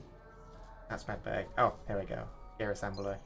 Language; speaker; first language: English; native; English